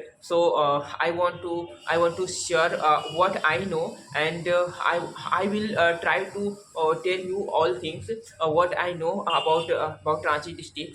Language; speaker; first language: English; non-native, learner; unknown